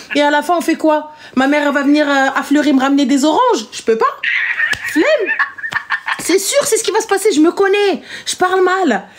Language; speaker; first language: French; early bilingual, other home language; Arabic